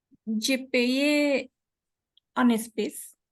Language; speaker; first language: French; non-native, learner; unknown